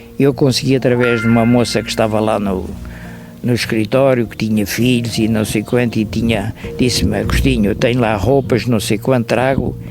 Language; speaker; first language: Portuguese; native; Portuguese